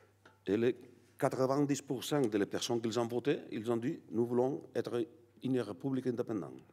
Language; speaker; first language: French; non-native, learner; Catalan